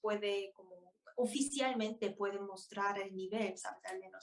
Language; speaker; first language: Spanish; non-native, fluent; Korean